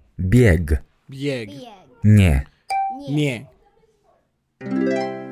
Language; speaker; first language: Polish; non-native, learner; English